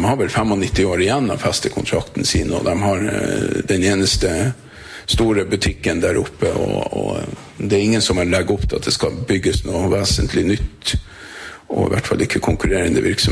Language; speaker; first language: Norwegian; native; Norwegian